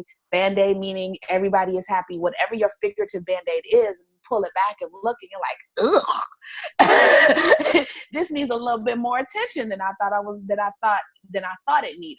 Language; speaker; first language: English; native; English